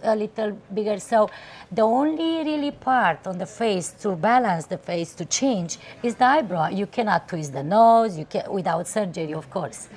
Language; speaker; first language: English; non-native, fluent; Romanian